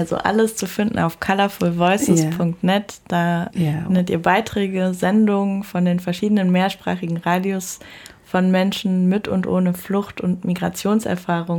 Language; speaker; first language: German; native; German